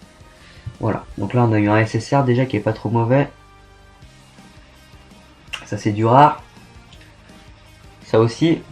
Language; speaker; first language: French; native; French